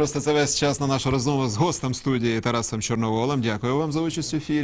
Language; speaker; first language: Ukrainian; native; Ukrainian